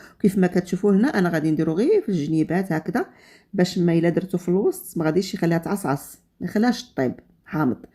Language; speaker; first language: Arabic; native; Arabic